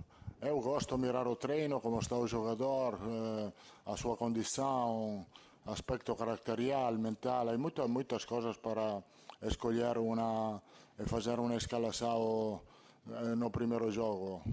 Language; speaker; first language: Portuguese; non-native, learner; Italian